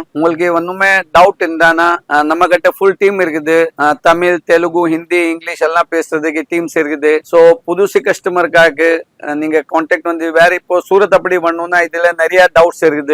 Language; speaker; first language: Tamil; non-native, fluent; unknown